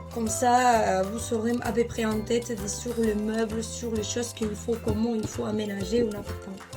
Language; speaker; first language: French; non-native, fluent; Spanish